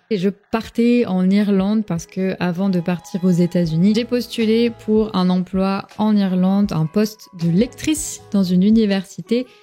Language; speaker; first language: French; native; French